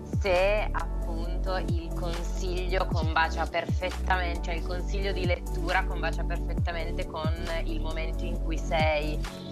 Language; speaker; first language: Italian; native; Italian